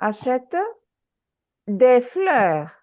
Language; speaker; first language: French; non-native, fluent; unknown